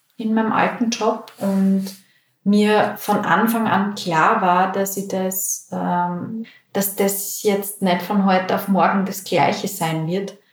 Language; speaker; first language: German; native; German